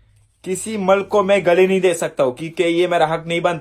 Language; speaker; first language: Hindi; non-native, fluent; Pashto